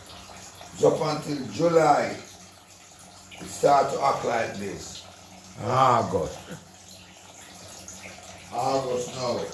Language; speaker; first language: English; non-native, local second language; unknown